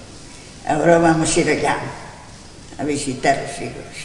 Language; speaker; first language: Spanish; non-native, local second language; Galician